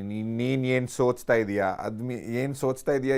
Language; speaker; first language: Kannada; non-native, local second language; Punjabi